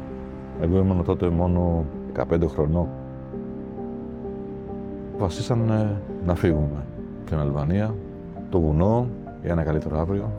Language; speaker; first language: Greek; non-native, fluent; Albanian